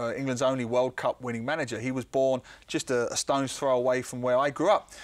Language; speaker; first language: English; native; English